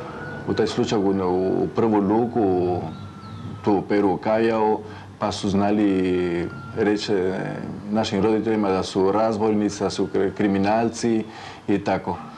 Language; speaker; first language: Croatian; early bilingual, heritage; Croatian